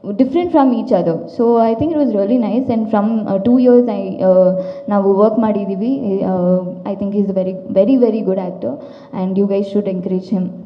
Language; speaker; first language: Kannada; non-native, local second language; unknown